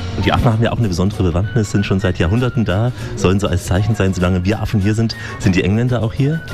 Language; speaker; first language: German; native; German